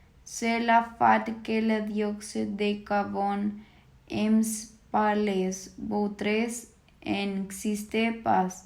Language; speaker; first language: French; non-native, learner; Spanish